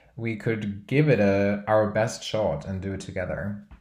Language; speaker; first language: English; non-native, fluent; Portuguese